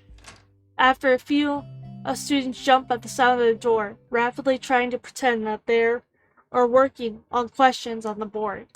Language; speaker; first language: English; native; English